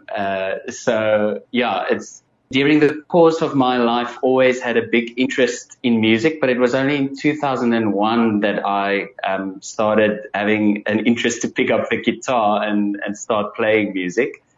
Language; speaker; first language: English; non-native, local second language; Afrikaans